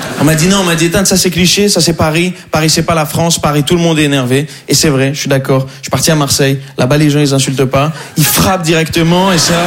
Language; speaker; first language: French; non-native, local second language; Arabic